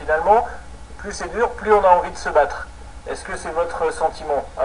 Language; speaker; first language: French; native; French